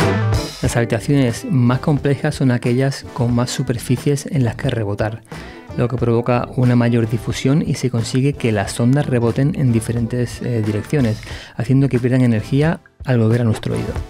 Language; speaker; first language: Spanish; native; Spanish